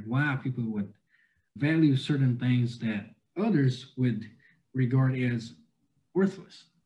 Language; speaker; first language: English; non-native, fluent; Chinese